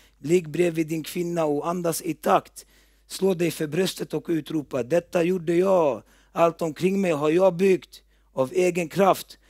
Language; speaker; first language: Swedish; early bilingual, other home language; Turoyo